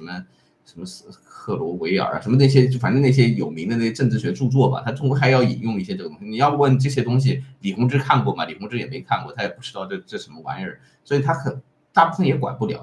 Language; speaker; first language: Chinese; native; Chinese